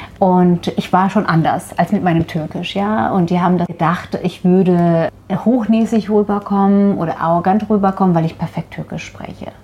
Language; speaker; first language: German; non-native, fluent; Turkish